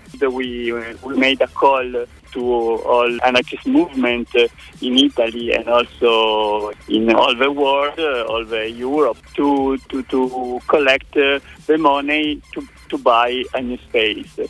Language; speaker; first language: English; non-native, learner; Italian